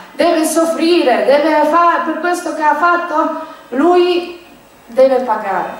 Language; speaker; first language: Italian; non-native, fluent; Polish